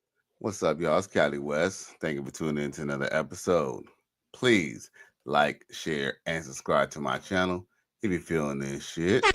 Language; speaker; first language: English; native; English